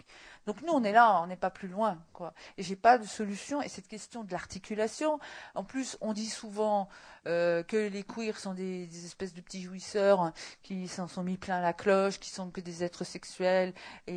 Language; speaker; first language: French; native; French